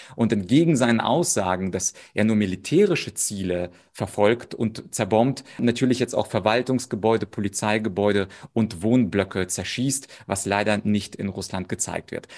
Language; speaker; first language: German; early bilingual, other home language; Russian